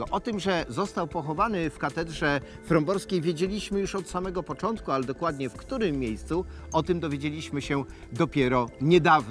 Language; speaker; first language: Polish; native; Polish